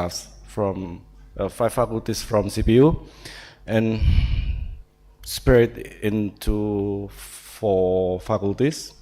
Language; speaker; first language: English; non-native, learner; Indonesian